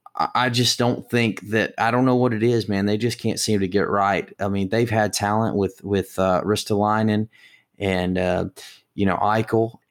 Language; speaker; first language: English; native; English